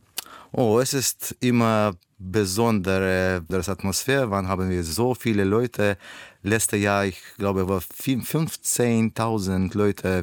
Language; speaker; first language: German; non-native, learner; Russian